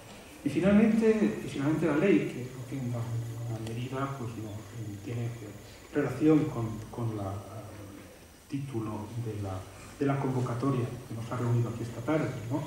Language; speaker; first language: Spanish; native; Spanish